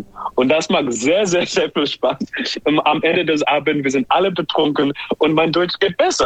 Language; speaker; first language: German; non-native, learner; English